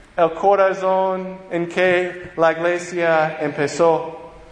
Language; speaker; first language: Spanish; non-native, fluent; English